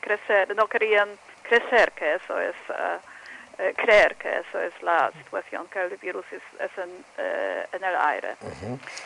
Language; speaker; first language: Spanish; non-native, fluent; Polish